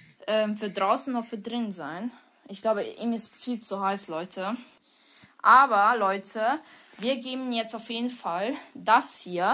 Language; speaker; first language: German; early bilingual, other home language; Hungarian